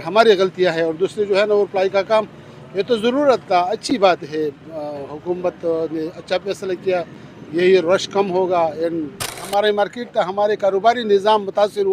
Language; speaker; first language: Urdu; non-native, local second language; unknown